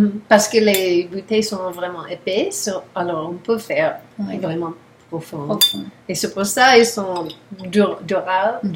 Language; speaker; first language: French; non-native, learner; English